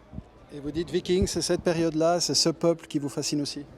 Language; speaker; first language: French; native; French